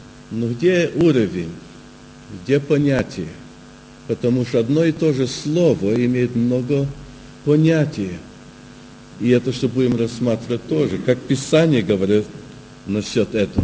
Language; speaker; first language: Russian; early bilingual, heritage; Russian